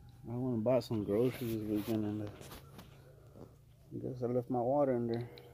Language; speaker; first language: English; early bilingual, other home language; Spanish